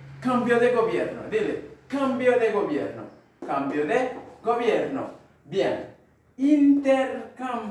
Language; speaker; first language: Spanish; non-native, fluent; Haitian Creole